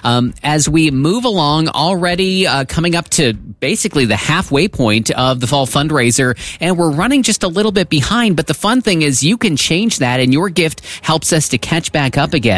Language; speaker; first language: English; native; English